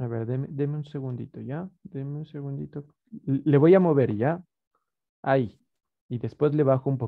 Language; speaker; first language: Spanish; native; Spanish